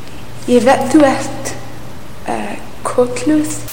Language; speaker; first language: Icelandic; non-native, learner; English